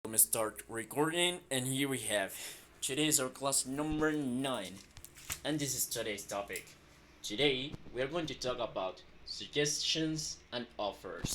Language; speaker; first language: English; non-native, fluent; Spanish